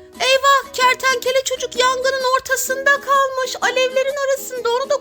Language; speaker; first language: Turkish; native; Turkish